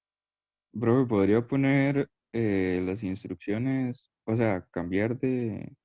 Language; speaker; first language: Spanish; native; Spanish